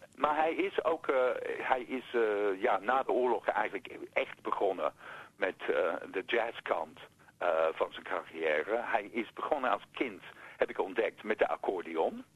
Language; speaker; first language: Dutch; non-native, fluent; English